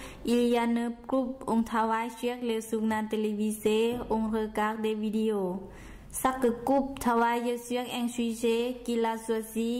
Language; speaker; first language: French; non-native, learner; Lao